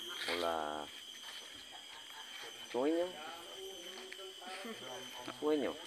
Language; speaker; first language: Spanish; non-native, learner; Indonesian